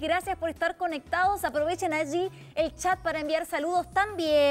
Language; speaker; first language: Spanish; native; Spanish